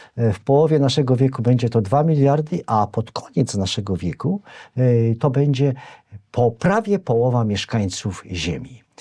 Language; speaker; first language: Polish; native; Polish